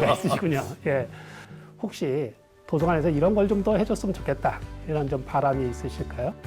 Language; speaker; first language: Korean; native; Korean